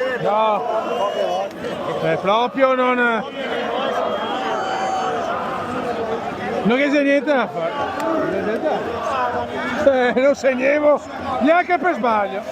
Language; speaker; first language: Italian; native; Italian